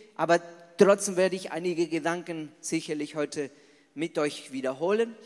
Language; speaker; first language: German; non-native, fluent; Spanish